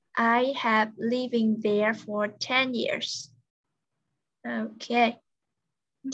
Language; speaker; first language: English; non-native, fluent; Vietnamese